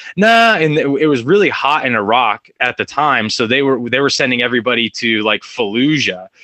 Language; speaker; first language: English; native; English